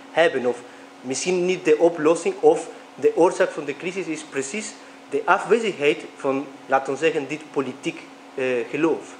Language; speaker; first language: Dutch; non-native, fluent; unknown